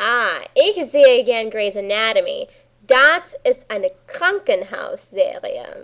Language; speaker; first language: German; non-native, fluent; English